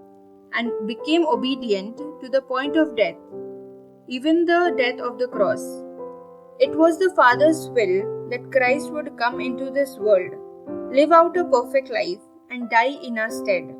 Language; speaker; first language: English; non-native, local second language; Malayalam